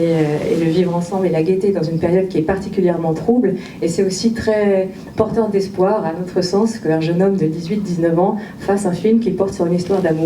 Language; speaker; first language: French; native; French